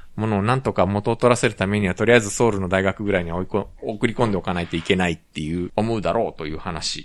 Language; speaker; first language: Japanese; native; Japanese